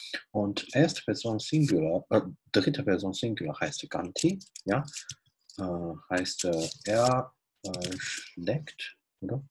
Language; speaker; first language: German; non-native, fluent; Chinese